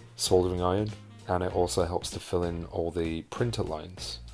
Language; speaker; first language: English; native; English